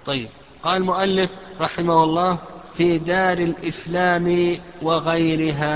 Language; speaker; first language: Arabic; native; Arabic